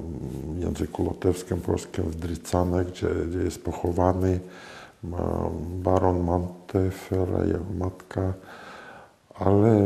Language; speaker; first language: Polish; non-native, fluent; Latvian